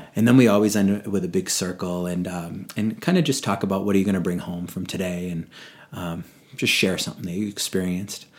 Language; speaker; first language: English; native; English